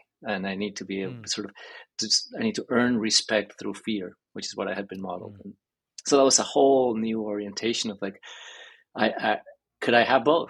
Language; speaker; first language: English; early bilingual, other home language; Spanish